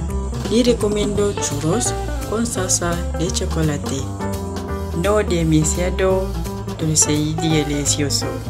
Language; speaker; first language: Spanish; non-native, learner; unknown